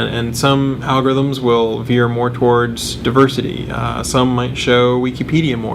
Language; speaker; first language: English; native; English